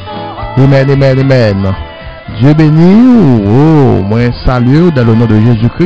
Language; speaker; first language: French; non-native, local second language; Haitian Creole